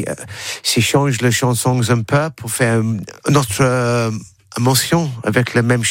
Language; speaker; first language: French; non-native, learner; English